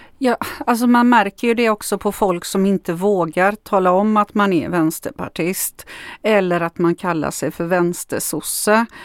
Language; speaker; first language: Swedish; non-native, fluent; Macedonian